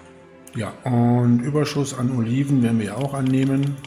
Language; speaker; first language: German; native; German